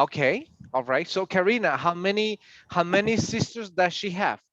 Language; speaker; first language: English; non-native, fluent; Spanish